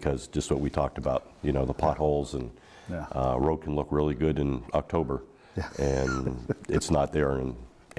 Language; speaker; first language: English; native; English